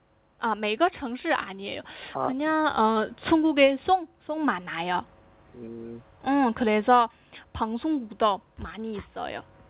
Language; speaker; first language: Korean; non-native, fluent; Chinese